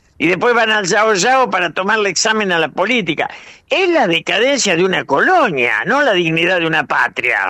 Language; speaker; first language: Spanish; native; Spanish